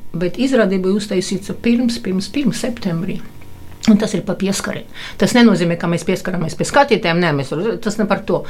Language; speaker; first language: Latvian; non-native, local second language; Russian